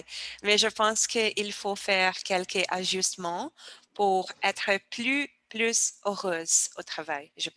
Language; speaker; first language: French; non-native, learner; Portuguese